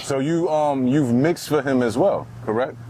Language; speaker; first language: English; native; English